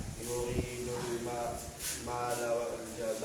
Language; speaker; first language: Arabic; non-native, learner; Filipino